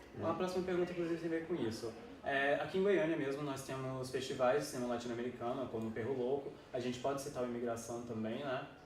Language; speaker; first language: Portuguese; native; Portuguese